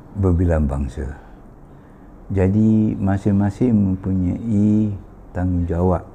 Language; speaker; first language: Malay; native; Malay